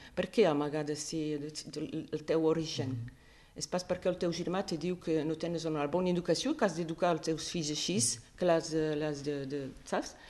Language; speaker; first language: Catalan; non-native, local second language; French